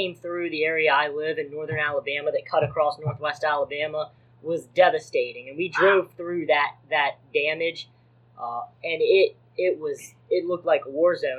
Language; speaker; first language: English; native; English